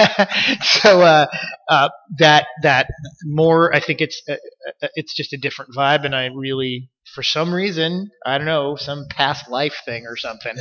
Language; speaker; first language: English; native; English